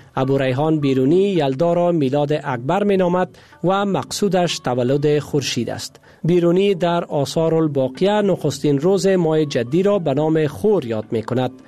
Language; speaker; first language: Persian; native; Persian